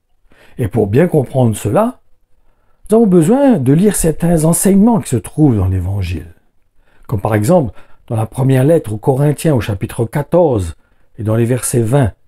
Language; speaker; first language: French; native; French